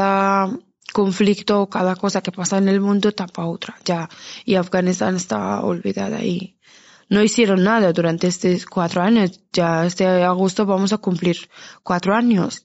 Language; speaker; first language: Spanish; non-native, fluent; Persian